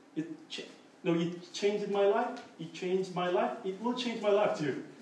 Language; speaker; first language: English; non-native, fluent; Korean